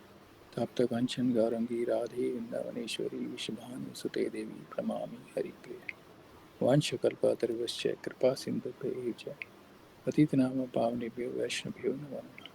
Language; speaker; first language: Hindi; native; Hindi